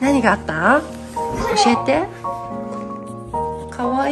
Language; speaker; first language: Japanese; native; Japanese